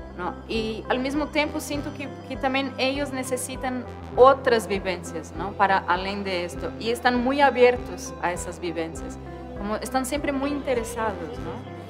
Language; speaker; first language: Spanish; non-native, fluent; Portuguese